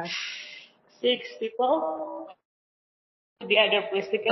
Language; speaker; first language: English; non-native, learner; Indonesian